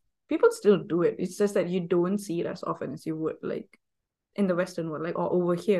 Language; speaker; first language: English; non-native, local second language; Tamil